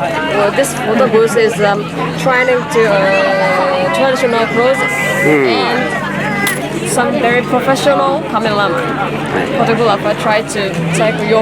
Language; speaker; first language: English; non-native, learner; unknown